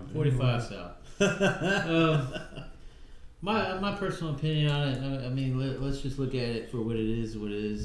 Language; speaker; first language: English; native; English